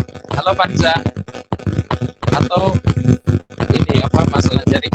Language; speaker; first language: Indonesian; native; Indonesian